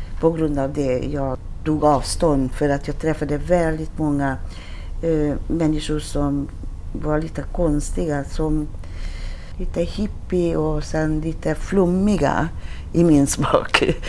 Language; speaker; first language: Swedish; non-native, fluent; Hungarian